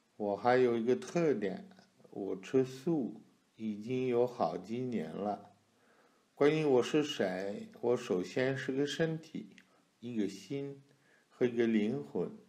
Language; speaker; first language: Chinese; non-native, fluent; French